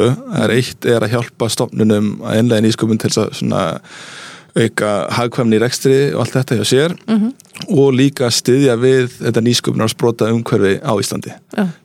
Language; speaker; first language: Icelandic; early bilingual, heritage; Icelandic